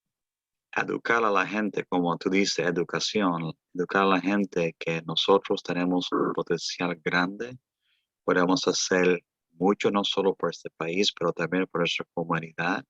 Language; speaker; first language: Spanish; early bilingual, heritage; Spanish